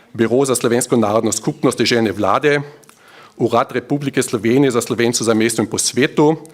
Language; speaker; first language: Slovenian; native; Slovenian